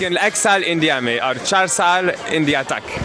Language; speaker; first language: Hindi; non-native, learner; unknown